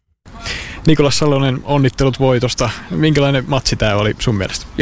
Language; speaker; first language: Finnish; native; Finnish